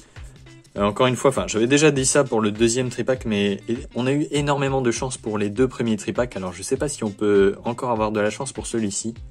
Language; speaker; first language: French; native; French